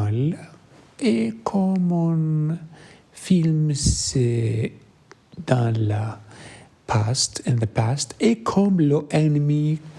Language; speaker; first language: French; non-native, learner; Arabic